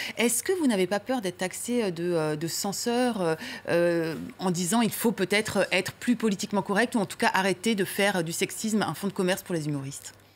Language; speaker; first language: French; native; French